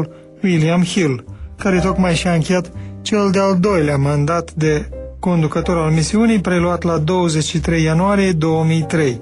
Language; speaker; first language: Romanian; native; Romanian